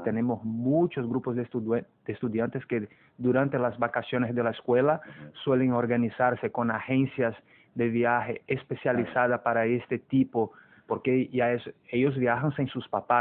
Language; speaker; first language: Spanish; non-native, fluent; Portuguese